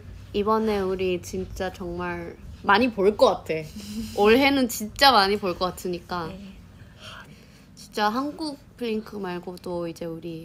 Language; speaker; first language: Korean; non-native, fluent; Thai